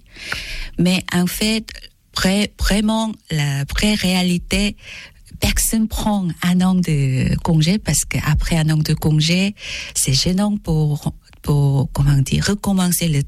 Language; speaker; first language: French; non-native, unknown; Korean